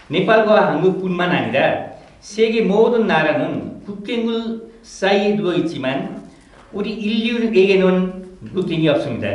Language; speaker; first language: Korean; non-native, fluent; Nepali